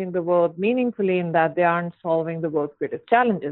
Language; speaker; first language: English; non-native, local second language; Hindi